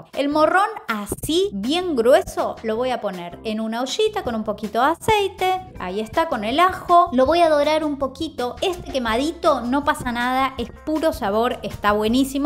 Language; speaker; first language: Spanish; native; Spanish